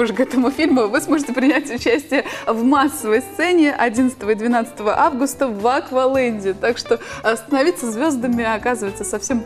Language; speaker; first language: Russian; native; Russian